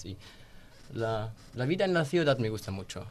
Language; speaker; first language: Spanish; non-native, learner; German